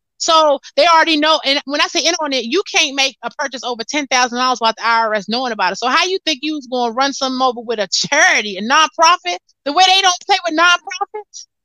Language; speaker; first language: English; native; English